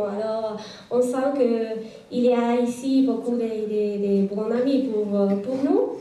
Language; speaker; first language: French; non-native, fluent; Spanish